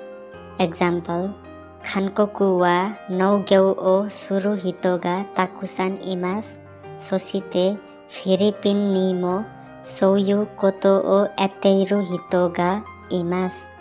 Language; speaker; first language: Japanese; non-native, learner; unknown